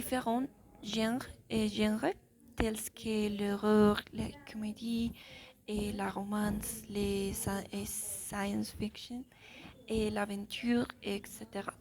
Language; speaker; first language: French; non-native, learner; Spanish